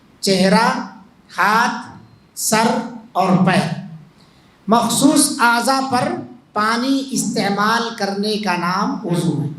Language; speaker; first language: Urdu; native; Urdu